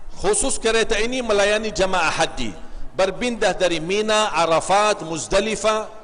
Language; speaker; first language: Malay; non-native, fluent; Arabic